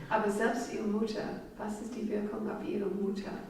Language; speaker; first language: German; non-native, fluent; English